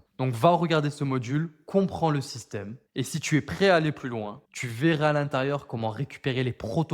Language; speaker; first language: French; native; French